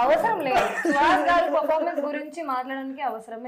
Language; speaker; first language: Telugu; non-native, fluent; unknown